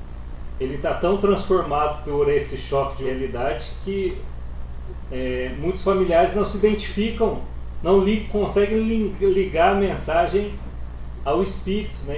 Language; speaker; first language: Portuguese; native; Portuguese